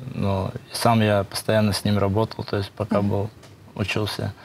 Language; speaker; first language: Russian; native; Russian